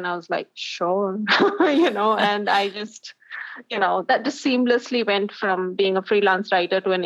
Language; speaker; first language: English; non-native, local second language; Hindi